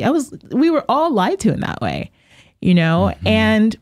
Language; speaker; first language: English; native; English